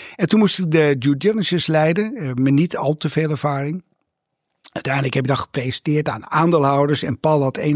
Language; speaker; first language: Dutch; native; Dutch